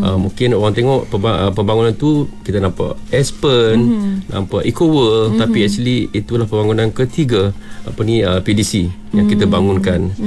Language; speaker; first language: Malay; native; Malay